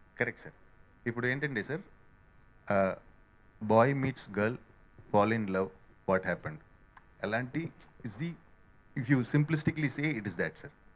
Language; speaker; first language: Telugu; non-native, learner; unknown